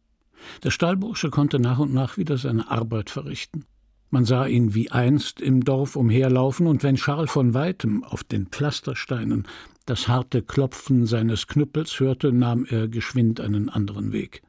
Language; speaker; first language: German; native; German